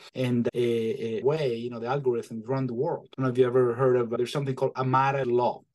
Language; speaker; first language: English; non-native, fluent; Spanish